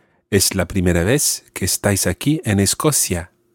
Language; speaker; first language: Spanish; non-native, fluent; English